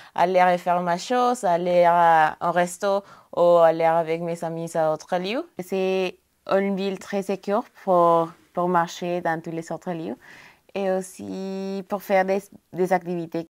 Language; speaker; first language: French; non-native, fluent; Spanish